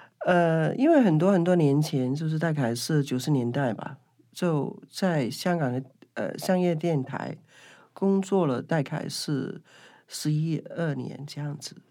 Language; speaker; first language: Chinese; non-native, local second language; Cantonese